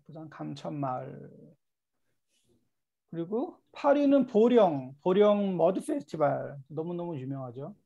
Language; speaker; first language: Korean; native; Korean